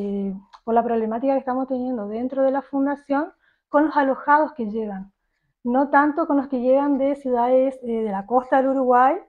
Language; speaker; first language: Spanish; native; Spanish